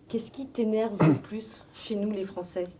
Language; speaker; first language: French; native; French